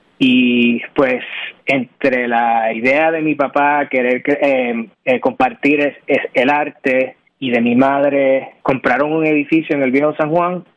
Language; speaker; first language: Spanish; native; Spanish